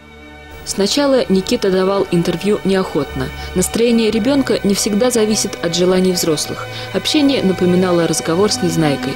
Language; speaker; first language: Russian; native; Russian